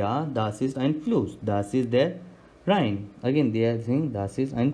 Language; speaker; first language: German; non-native, learner; Hindi